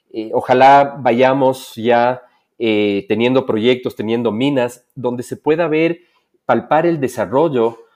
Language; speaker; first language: Spanish; native; Spanish